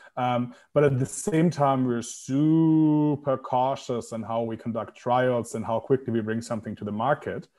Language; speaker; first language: English; non-native, fluent; German